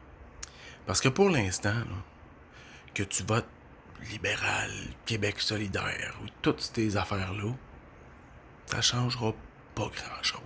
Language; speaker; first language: French; native; French